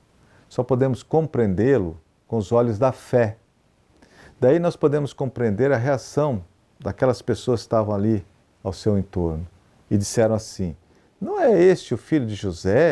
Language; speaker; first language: Portuguese; native; Portuguese